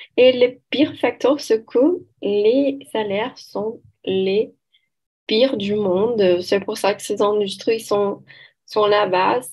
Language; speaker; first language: French; non-native, learner; Portuguese